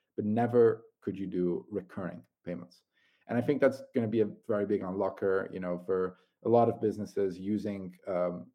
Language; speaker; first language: English; non-native, fluent; Italian